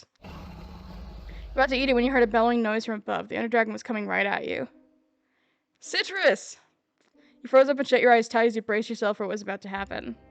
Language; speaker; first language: English; native; English